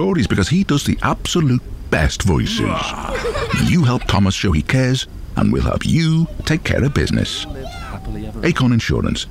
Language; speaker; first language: English; native; English